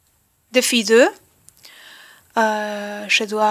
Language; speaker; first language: French; non-native, learner; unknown